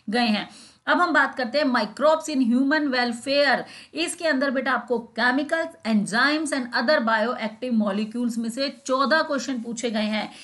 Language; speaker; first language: Hindi; native; Hindi